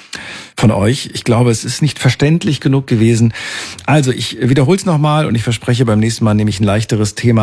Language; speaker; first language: German; native; German